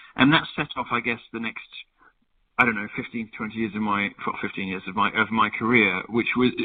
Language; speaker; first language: English; native; English